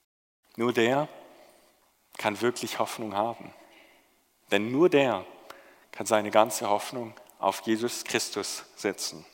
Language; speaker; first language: German; native; German